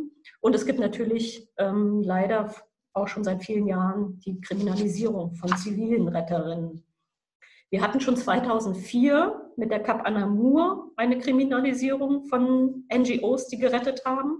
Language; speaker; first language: German; native; German